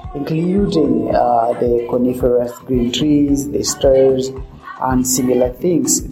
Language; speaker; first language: English; non-native, local second language; Swahili